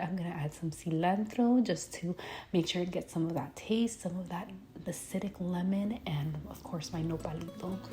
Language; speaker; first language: English; early bilingual, other home language; Spanish